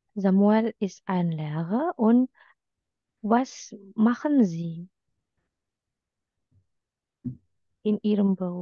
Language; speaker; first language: German; non-native, fluent; Indonesian